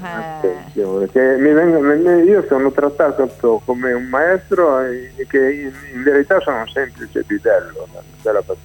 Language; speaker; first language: Italian; native; Italian